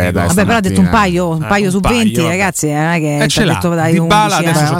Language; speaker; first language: Italian; native; Italian